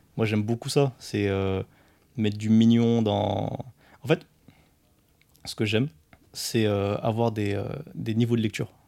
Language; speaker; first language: French; early bilingual, other home language; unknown